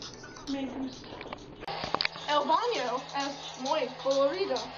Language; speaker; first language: Spanish; non-native, learner; English